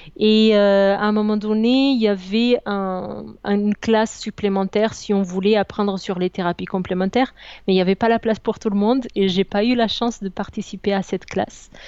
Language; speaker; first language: French; non-native, fluent; Portuguese